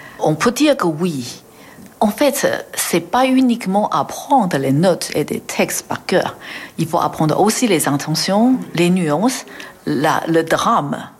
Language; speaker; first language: French; non-native, fluent; Chinese